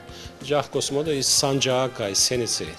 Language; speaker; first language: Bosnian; early bilingual, heritage; Bosnian